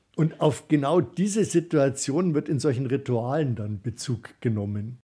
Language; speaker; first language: German; native; German